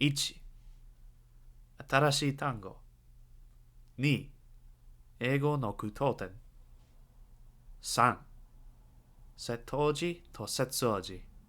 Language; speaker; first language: Japanese; non-native, learner; English